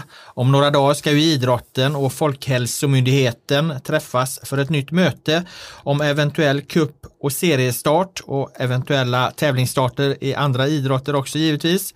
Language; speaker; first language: Swedish; native; Swedish